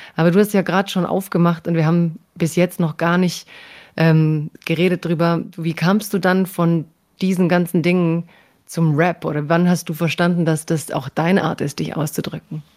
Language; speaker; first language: German; early bilingual, other home language; Croatian